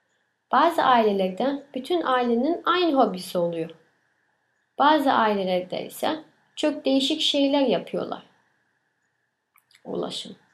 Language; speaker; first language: Turkish; early bilingual, other home language; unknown